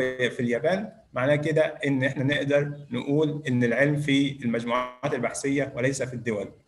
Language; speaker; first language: Arabic; native; Arabic